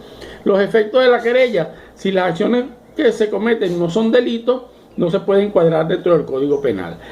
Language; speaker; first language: Spanish; native; Spanish